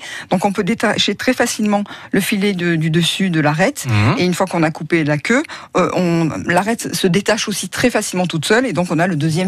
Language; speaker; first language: French; native; French